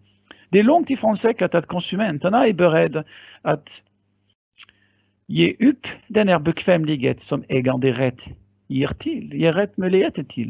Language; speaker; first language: Swedish; non-native, fluent; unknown